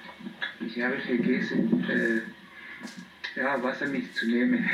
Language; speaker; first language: German; non-native, learner; Kinyarwanda